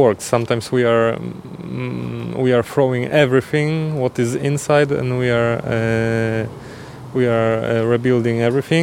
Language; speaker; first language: English; non-native, learner; Polish